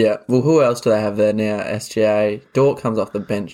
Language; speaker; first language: English; native; English